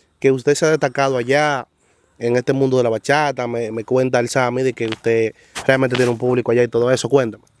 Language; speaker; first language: Spanish; native; Spanish